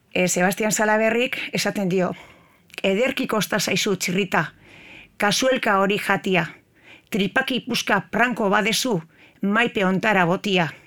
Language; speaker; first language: Basque; native; Basque